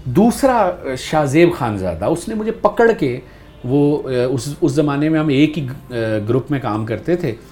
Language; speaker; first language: Urdu; native; Urdu